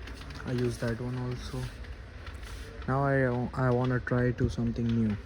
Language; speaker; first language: English; non-native, local second language; Hindi